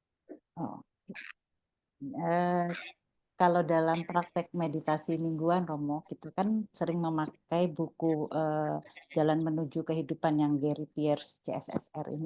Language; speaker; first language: Indonesian; native; Indonesian